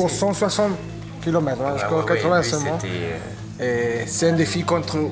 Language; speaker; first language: French; non-native, fluent; Spanish